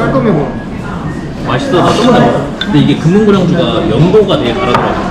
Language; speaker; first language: Korean; native; Korean